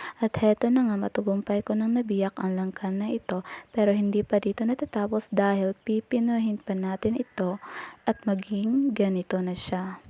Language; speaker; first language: Filipino; non-native, local second language; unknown